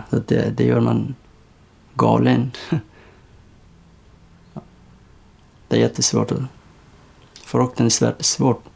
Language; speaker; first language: Swedish; non-native, learner; Persian